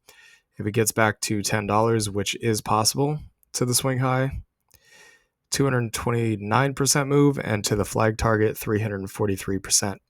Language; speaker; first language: English; native; English